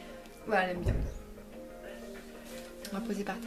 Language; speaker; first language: French; early bilingual, other home language; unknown